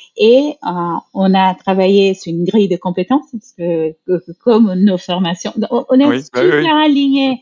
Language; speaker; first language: French; non-native, fluent; Portuguese